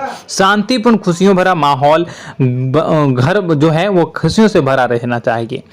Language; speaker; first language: Hindi; native; Hindi